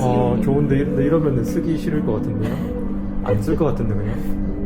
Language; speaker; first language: Korean; native; Korean